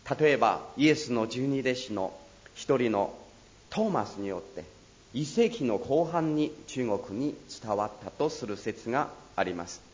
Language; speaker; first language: Japanese; non-native, fluent; Chinese